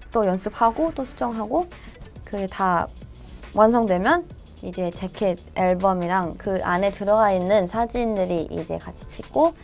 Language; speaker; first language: Korean; non-native, fluent; Thai